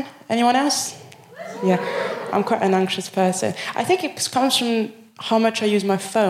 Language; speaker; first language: English; non-native, fluent; French